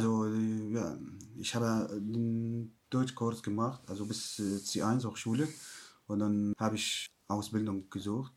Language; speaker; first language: German; non-native, learner; Arabic